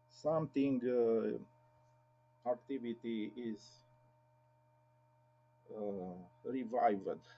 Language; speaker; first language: English; non-native, learner; Romanian